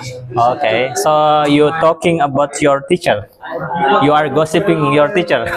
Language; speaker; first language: English; non-native, fluent; Indonesian